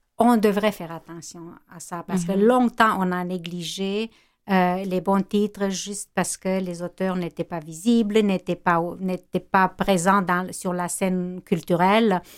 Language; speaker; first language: French; non-native, fluent; Romanian